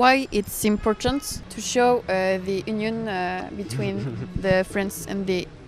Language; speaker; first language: English; non-native, learner; French